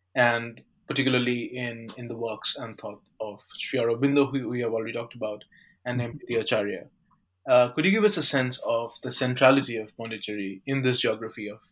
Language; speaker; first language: English; non-native, local second language; Bangla